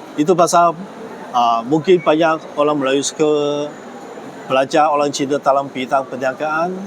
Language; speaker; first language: Malay; non-native, local second language; Chinese